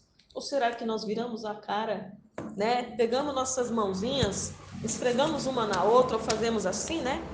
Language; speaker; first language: Portuguese; native; Portuguese